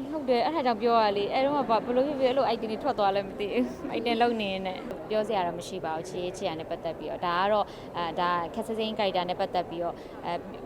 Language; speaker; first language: Burmese; native; Burmese